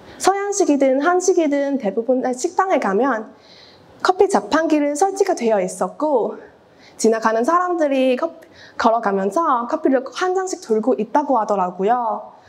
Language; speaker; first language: Korean; non-native, fluent; Cantonese